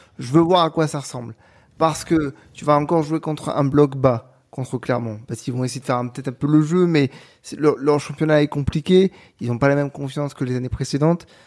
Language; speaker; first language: French; native; French